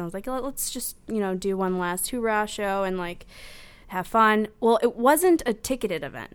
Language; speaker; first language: English; native; English